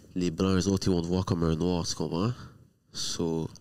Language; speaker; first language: French; native; French